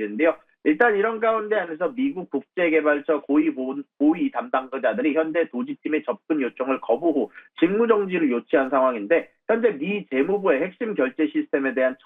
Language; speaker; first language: Korean; native; Korean